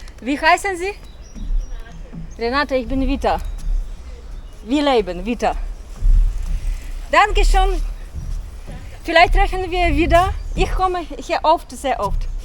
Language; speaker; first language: German; non-native, learner; Ukrainian